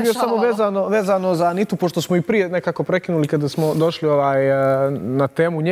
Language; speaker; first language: Serbian; native; Serbian